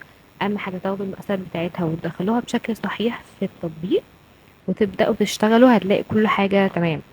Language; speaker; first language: Arabic; native; Arabic